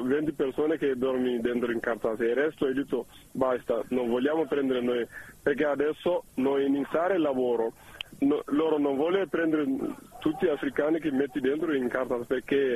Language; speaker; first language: Italian; non-native, learner; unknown